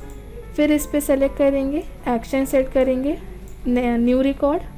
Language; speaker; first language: Hindi; native; Hindi